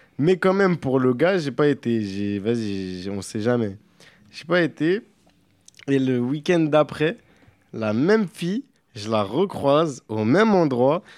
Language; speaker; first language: French; native; French